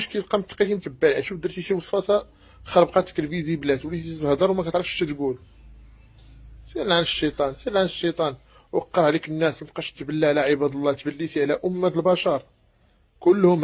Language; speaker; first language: Arabic; native; Arabic